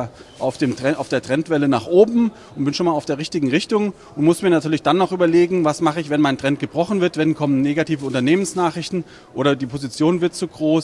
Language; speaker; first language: German; native; German